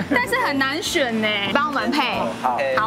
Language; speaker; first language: Chinese; native; Chinese